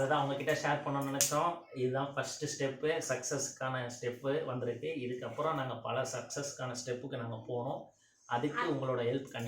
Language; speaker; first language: Tamil; native; Tamil